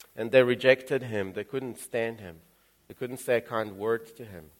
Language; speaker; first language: English; early bilingual, other home language; Russian